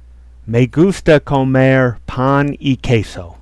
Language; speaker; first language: Spanish; non-native, learner; English